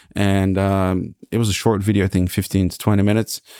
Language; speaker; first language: English; non-native, fluent; Serbian